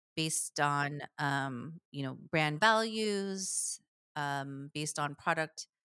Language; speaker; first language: English; early bilingual, other home language; Korean